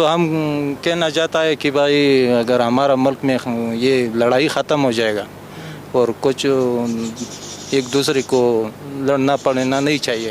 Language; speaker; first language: Hindi; non-native, learner; Pashto